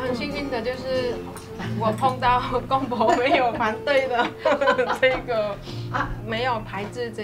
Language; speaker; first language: Chinese; non-native, fluent; Vietnamese